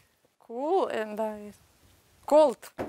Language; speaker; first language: English; non-native, learner; Belarusian